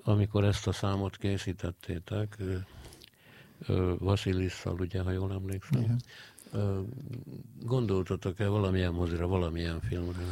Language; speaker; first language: Hungarian; native; Hungarian